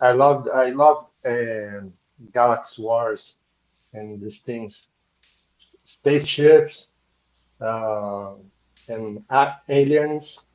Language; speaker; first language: English; non-native, local second language; Portuguese